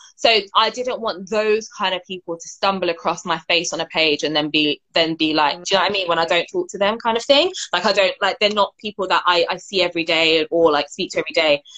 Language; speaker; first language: English; native; English